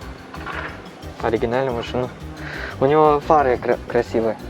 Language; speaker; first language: Russian; non-native, learner; Cantonese